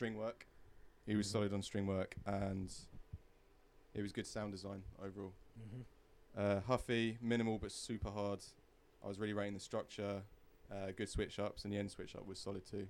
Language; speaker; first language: English; native; English